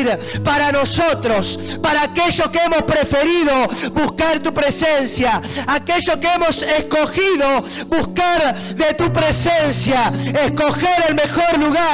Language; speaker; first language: Spanish; native; Spanish